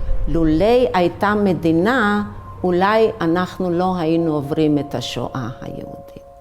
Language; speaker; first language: Hebrew; early bilingual, other home language; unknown